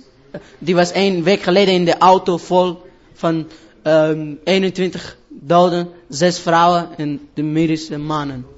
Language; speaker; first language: Dutch; non-native, learner; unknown